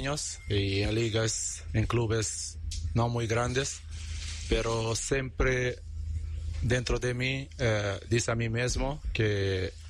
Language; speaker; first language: Spanish; non-native, learner; Portuguese